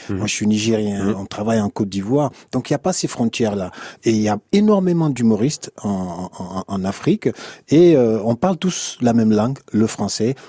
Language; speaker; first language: French; non-native, local second language; Hausa